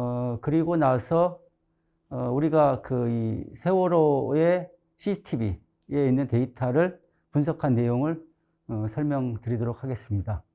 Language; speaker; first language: Korean; native; Korean